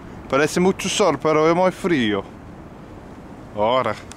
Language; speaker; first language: Spanish; non-native, learner; English